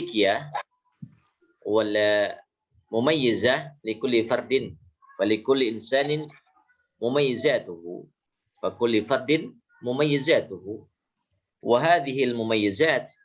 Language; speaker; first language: Arabic; non-native, fluent; Indonesian